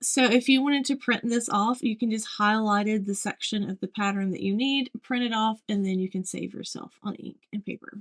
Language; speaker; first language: English; native; English